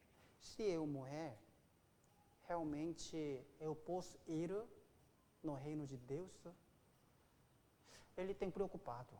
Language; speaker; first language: Portuguese; non-native, fluent; Korean